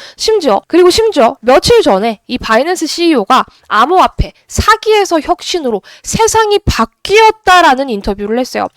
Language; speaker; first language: Korean; native; Korean